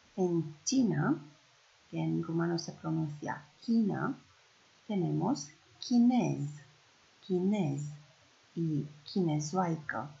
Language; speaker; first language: Spanish; non-native, fluent; Romanian